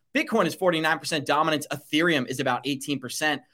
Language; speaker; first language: English; native; English